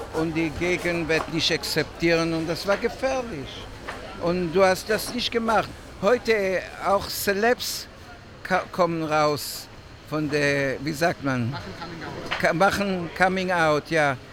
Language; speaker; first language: German; non-native, fluent; Hebrew